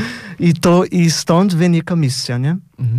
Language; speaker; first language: Polish; non-native, fluent; Portuguese